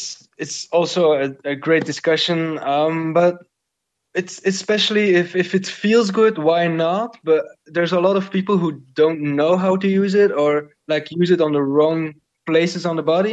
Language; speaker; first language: English; non-native, fluent; Dutch